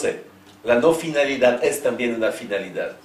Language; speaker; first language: Spanish; non-native, fluent; French